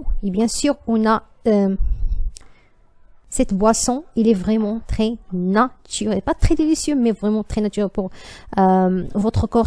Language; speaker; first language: French; non-native, learner; Arabic